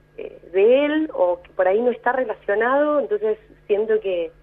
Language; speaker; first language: Spanish; native; Spanish